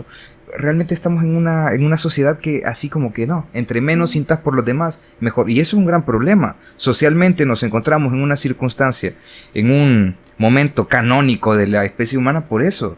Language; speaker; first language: Spanish; native; Spanish